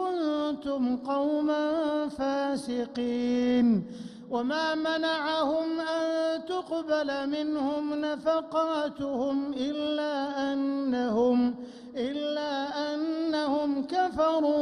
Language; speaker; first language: Arabic; native; Arabic